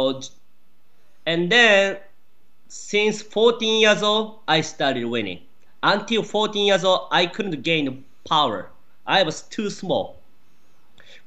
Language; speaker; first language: English; non-native, learner; Japanese